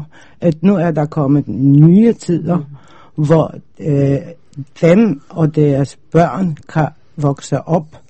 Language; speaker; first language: Danish; non-native, fluent; Polish